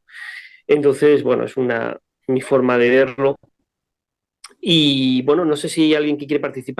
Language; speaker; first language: Spanish; native; Spanish